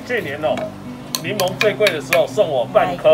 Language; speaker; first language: Chinese; native; Chinese